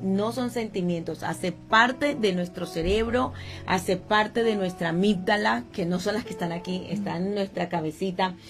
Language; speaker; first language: Spanish; native; Spanish